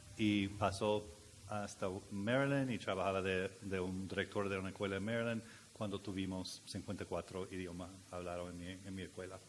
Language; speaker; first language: Spanish; non-native, learner; English